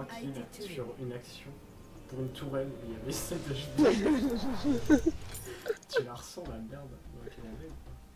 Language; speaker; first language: French; native; French